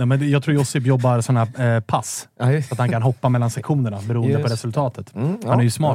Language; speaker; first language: Swedish; native; Swedish